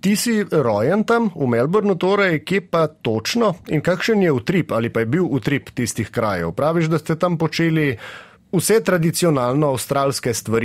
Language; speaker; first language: Slovenian; native; Slovenian